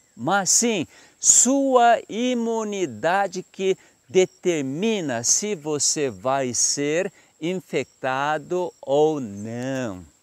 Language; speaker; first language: Portuguese; non-native, fluent; Korean